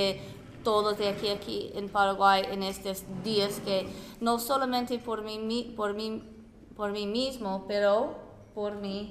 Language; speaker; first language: Spanish; non-native, fluent; English